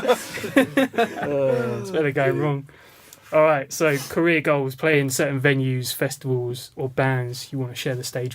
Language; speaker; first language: English; native; English